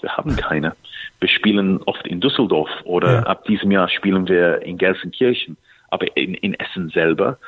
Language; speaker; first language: German; non-native, fluent; English